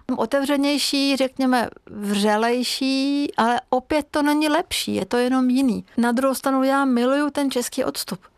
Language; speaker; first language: Czech; non-native, fluent; Hungarian